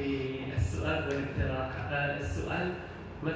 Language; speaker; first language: Arabic; non-native, fluent; Indonesian